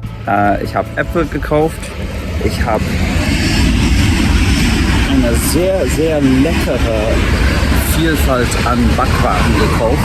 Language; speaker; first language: German; non-native, fluent; English